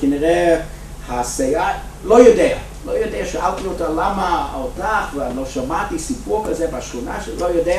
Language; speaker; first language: Hebrew; non-native, fluent; English